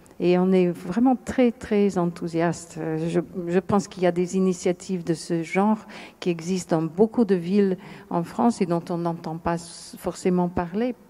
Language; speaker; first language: French; non-native, fluent; English